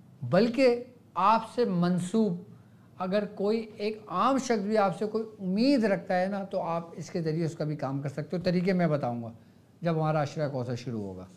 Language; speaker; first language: Urdu; native; Urdu